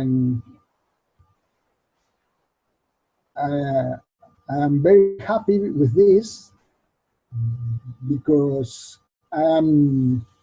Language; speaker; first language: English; non-native, learner; Spanish